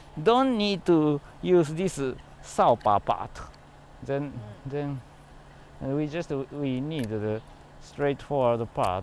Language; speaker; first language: English; non-native, learner; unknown